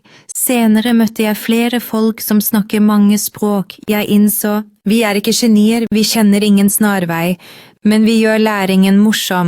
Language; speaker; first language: Norwegian; non-native, fluent; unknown